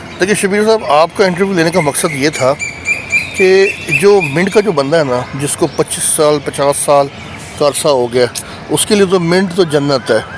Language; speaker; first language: Urdu; native; Urdu